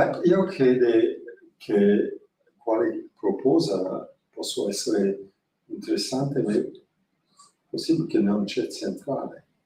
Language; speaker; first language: Italian; non-native, learner; French